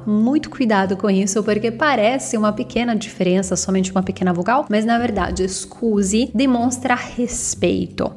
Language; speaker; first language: Portuguese; non-native, fluent; Italian